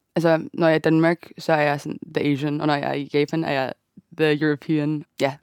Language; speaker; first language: Danish; early bilingual, other home language; Japanese